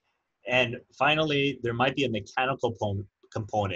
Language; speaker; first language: English; native; English